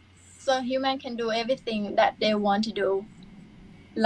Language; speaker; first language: English; non-native, learner; Thai